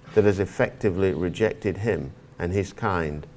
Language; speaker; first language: English; native; English